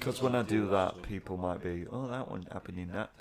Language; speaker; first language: English; native; English